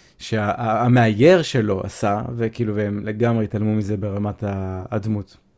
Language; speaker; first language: Hebrew; native; Hebrew